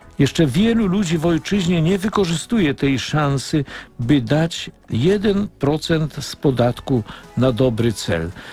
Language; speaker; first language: Polish; native; Polish